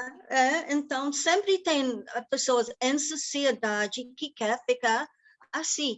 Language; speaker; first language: Portuguese; non-native, fluent; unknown